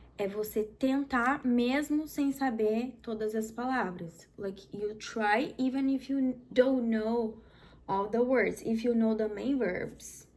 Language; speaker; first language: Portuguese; native; Portuguese